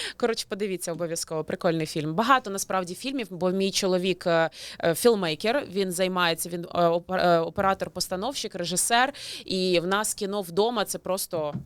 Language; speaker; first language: Ukrainian; native; Ukrainian